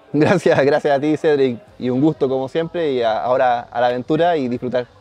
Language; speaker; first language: Spanish; native; Spanish